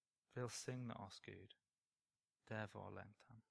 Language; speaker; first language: Swedish; non-native, learner; English